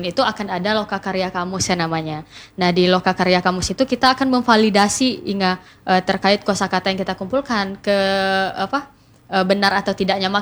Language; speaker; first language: Indonesian; non-native, local second language; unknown